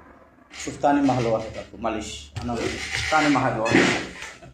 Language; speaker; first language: Arabic; non-native, learner; Bangla